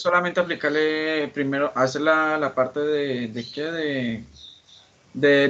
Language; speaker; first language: Spanish; native; Spanish